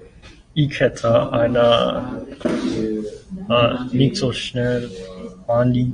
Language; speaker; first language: German; non-native, learner; English